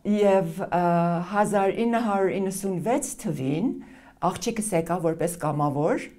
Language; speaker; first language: Armenian; early bilingual, heritage; Armenian